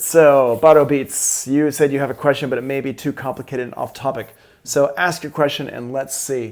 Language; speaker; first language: English; native; English